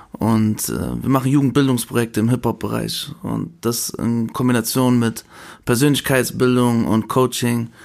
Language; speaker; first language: German; early bilingual, other home language; Spanish